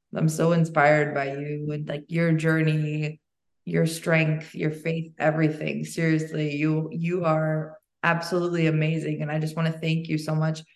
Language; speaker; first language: English; early bilingual, other home language; Albanian